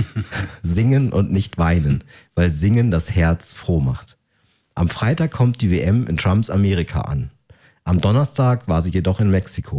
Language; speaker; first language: German; native; German